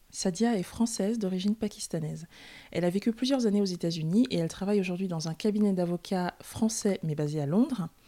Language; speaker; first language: French; native; French